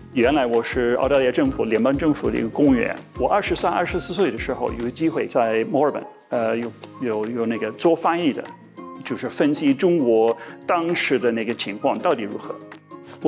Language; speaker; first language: Chinese; non-native, fluent; English